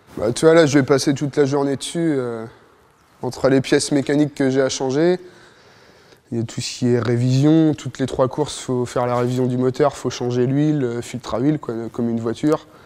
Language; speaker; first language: French; native; French